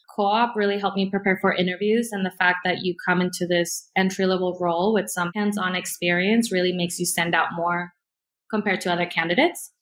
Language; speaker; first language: English; early bilingual, other home language; Spanish